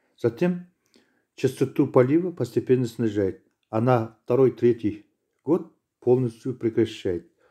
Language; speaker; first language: Russian; non-native, local second language; Kazakh